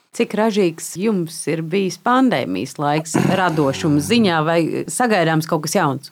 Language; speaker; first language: Latvian; native; Latvian